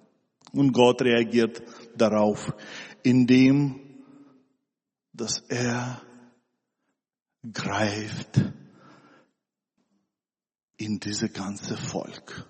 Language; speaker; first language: German; non-native, fluent; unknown